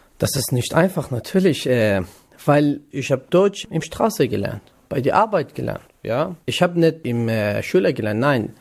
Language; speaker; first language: German; non-native, learner; Kurdish